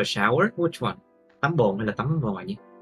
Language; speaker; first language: Vietnamese; native; Vietnamese